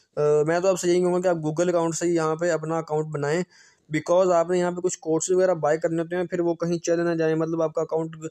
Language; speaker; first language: Hindi; native; Hindi